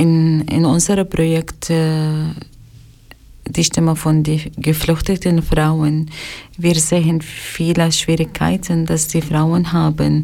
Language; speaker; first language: German; non-native, learner; Arabic